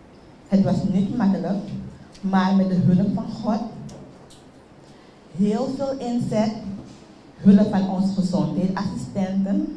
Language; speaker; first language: Dutch; non-native, local second language; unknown